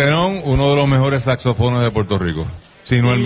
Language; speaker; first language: Spanish; native; Spanish